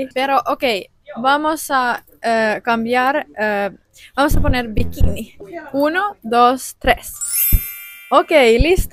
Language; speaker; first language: Spanish; non-native, learner; Finnish